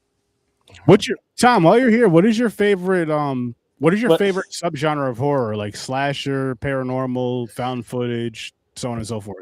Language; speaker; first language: English; native; English